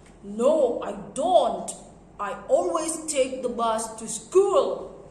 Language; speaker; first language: English; non-native, fluent; Indonesian